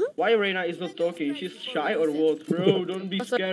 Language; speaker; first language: English; non-native, learner; Czech